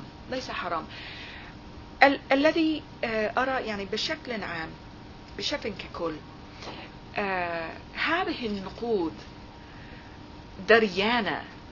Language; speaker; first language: Arabic; non-native, fluent; English